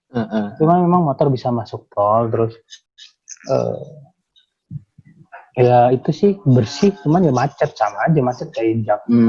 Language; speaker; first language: Indonesian; native; Indonesian